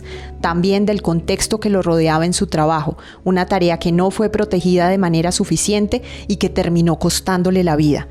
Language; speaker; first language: Spanish; native; Spanish